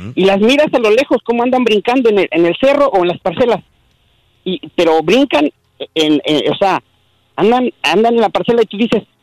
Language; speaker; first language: Spanish; native; Spanish